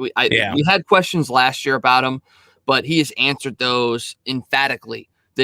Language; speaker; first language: English; native; English